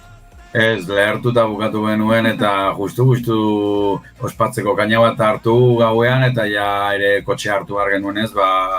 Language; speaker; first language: Basque; native; Basque